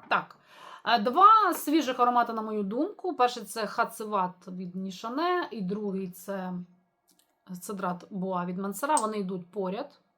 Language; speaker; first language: Ukrainian; native; Ukrainian